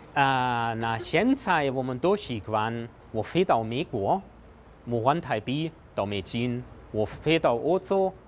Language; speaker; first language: Chinese; non-native, fluent; German